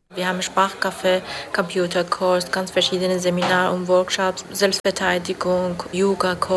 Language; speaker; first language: German; non-native, learner; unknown